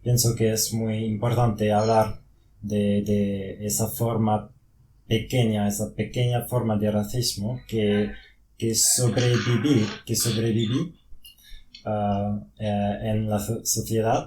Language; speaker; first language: Spanish; non-native, fluent; French